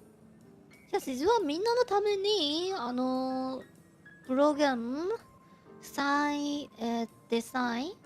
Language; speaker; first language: Japanese; non-native, fluent; Chinese